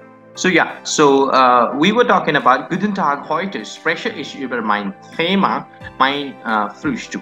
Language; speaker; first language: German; non-native, learner; Punjabi